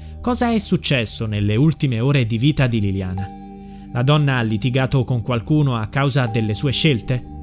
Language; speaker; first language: Italian; native; Italian